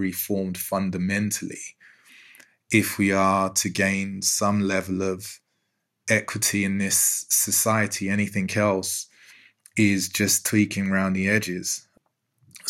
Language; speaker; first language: English; native; English